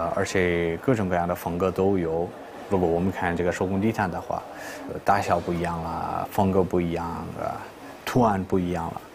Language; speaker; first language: Chinese; non-native, fluent; Persian